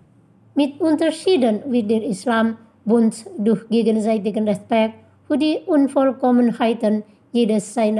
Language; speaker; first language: German; non-native, fluent; Indonesian